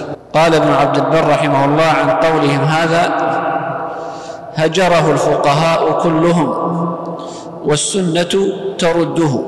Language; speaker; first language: Arabic; native; Arabic